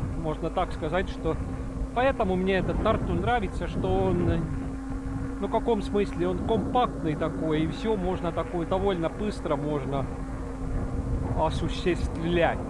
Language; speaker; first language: Russian; non-native, local second language; Estonian